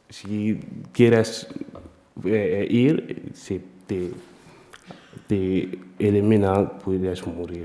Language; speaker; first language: Spanish; non-native, learner; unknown